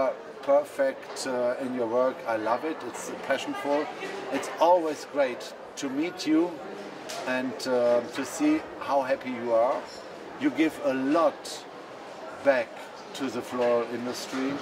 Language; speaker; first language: English; non-native, fluent; German